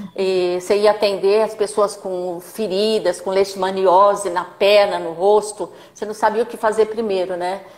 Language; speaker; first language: Portuguese; native; Portuguese